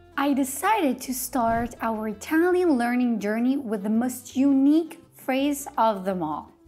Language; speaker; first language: English; non-native, fluent; Italian